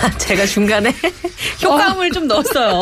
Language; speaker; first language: Korean; native; Korean